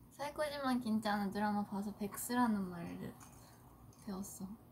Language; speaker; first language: Korean; non-native, fluent; Japanese